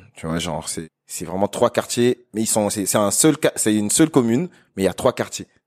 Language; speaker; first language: French; non-native, local second language; Lingala